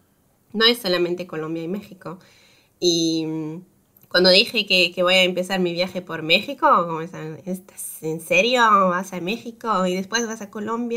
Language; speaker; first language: Spanish; non-native, fluent; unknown